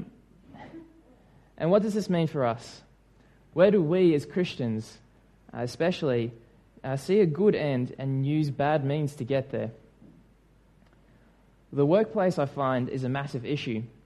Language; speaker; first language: English; native; English